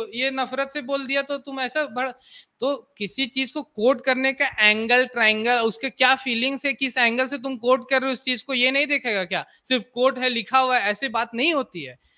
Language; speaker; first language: Hindi; native; Hindi